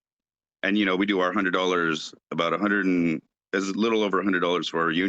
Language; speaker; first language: English; native; English